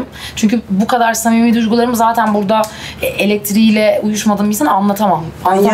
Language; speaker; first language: Turkish; native; Turkish